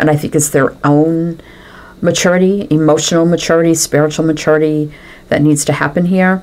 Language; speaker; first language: English; native; English